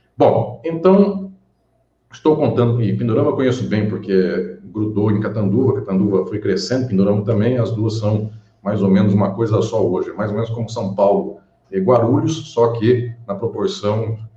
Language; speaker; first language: Portuguese; native; Portuguese